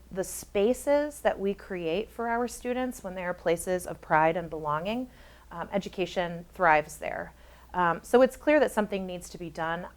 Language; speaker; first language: English; native; English